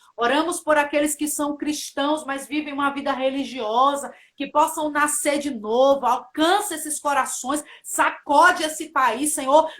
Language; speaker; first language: Portuguese; native; Portuguese